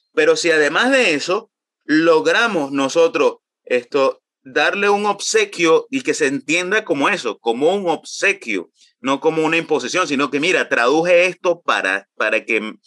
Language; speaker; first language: Spanish; native; Spanish